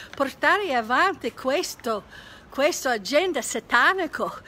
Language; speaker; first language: Italian; non-native, fluent; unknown